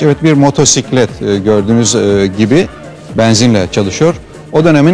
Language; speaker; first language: Turkish; native; Turkish